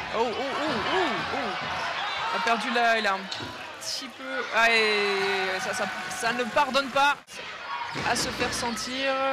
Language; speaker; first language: French; native; French